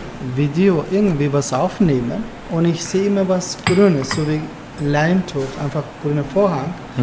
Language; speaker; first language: German; non-native, learner; Turkish